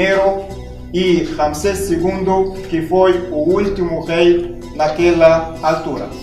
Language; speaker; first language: Portuguese; non-native, fluent; Arabic